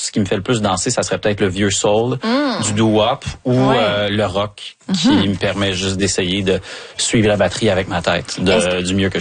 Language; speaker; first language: French; native; French